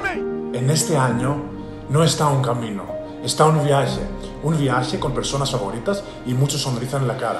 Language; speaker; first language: Spanish; non-native, learner; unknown